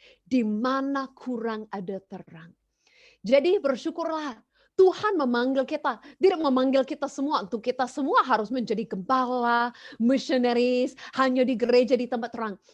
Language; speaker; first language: Indonesian; non-native, fluent; English